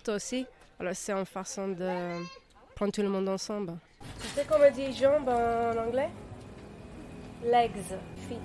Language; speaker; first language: French; non-native, fluent; English